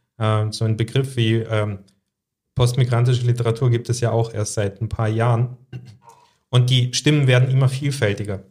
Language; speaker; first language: German; early bilingual, other home language; Russian